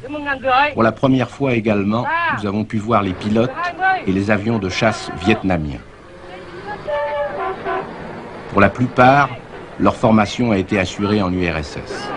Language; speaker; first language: French; native; French